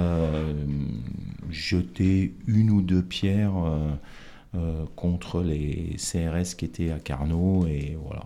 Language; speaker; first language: French; native; French